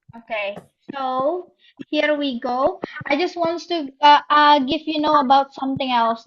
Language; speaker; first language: English; non-native, learner; Indonesian